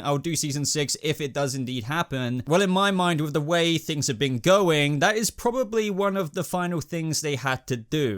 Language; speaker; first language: English; native; English